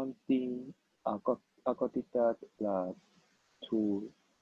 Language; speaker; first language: French; non-native, learner; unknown